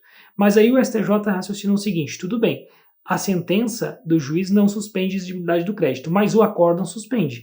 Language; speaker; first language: Portuguese; native; Portuguese